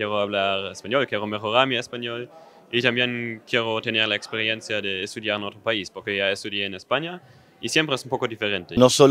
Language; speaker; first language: Spanish; non-native, fluent; German